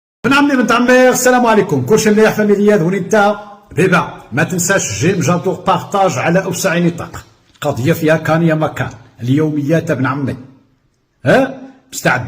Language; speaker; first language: Arabic; native; Arabic